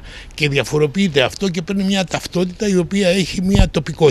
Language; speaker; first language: Greek; native; Greek